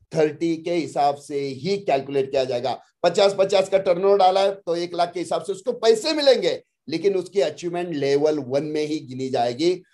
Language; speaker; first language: Hindi; non-native, local second language; Marathi